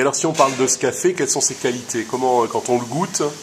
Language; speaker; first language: French; native; French